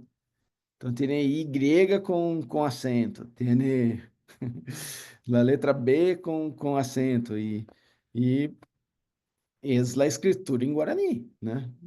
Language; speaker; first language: Spanish; non-native, learner; Portuguese